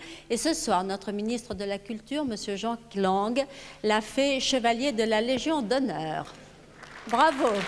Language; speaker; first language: French; native; French